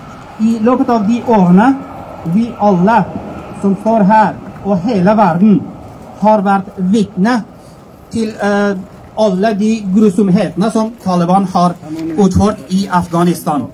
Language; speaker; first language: Norwegian; non-native, fluent; Persian